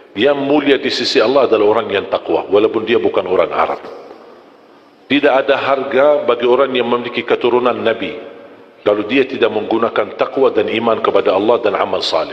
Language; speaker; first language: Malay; non-native, fluent; Arabic